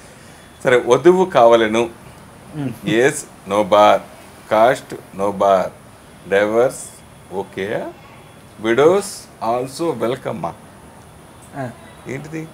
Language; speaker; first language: Telugu; native; Telugu